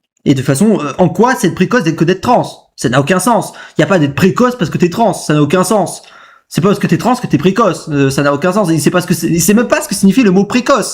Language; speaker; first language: French; native; French